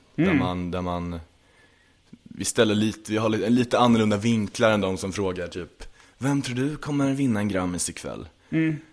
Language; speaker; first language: Swedish; native; Swedish